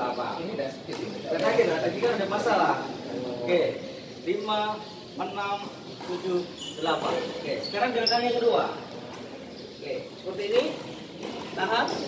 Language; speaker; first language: Indonesian; native; Indonesian